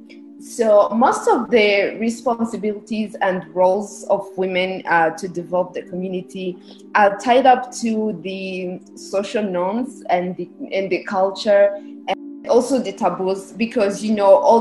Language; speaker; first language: English; non-native, local second language; Kinyarwanda